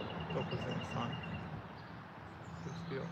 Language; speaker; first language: Turkish; non-native, learner; English